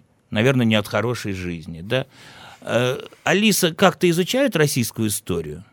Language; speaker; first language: Russian; native; Russian